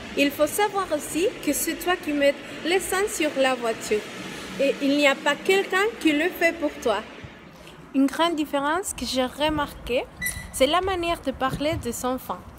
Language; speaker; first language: French; non-native, learner; Spanish